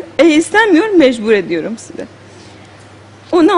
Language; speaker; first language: Turkish; non-native, learner; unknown